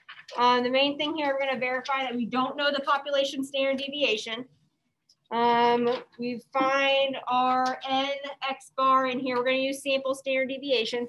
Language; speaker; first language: English; native; English